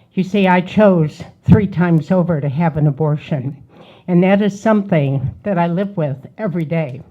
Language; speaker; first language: English; native; English